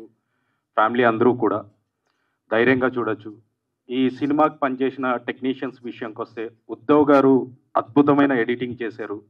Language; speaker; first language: Telugu; native; Telugu